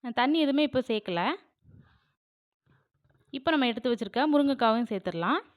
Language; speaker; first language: Tamil; native; Tamil